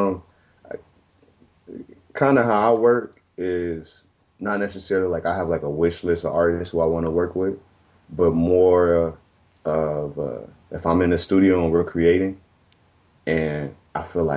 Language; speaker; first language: English; native; English